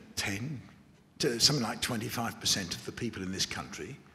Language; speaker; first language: English; native; English